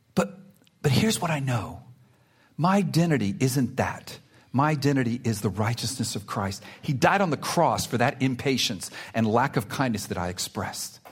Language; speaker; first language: English; early bilingual, other home language; Spanish